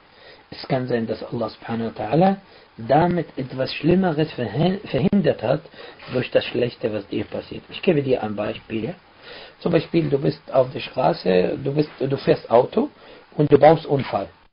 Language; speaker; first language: German; non-native, fluent; Arabic